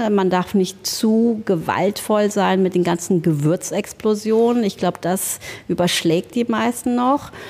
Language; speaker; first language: German; native; German